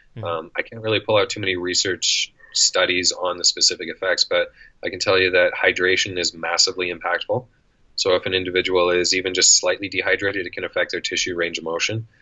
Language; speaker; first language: English; native; English